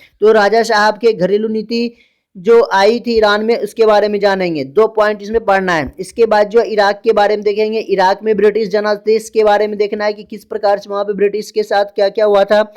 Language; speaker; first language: Hindi; native; Hindi